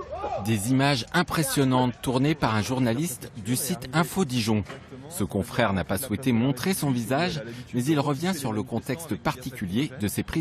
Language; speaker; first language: French; native; French